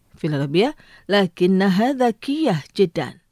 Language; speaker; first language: Arabic; non-native, learner; Indonesian